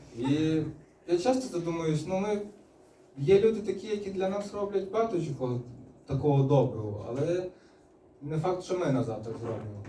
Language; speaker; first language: Ukrainian; native; Ukrainian